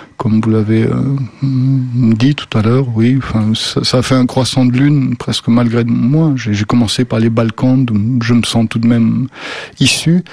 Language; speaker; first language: French; early bilingual, other home language; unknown